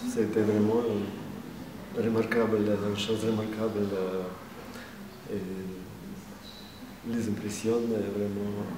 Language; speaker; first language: French; non-native, fluent; Russian